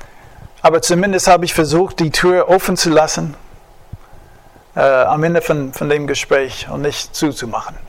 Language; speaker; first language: German; non-native, fluent; English